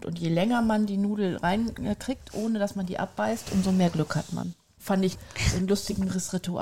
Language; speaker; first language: German; native; German